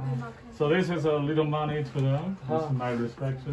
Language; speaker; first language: English; non-native, learner; Chinese